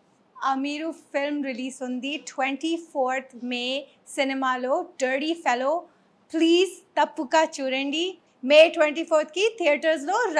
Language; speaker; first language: Telugu; non-native, learner; English